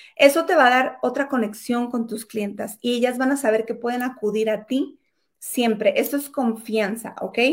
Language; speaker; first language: Spanish; native; Spanish